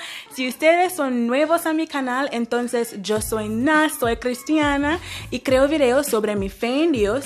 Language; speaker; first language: Spanish; non-native, fluent; English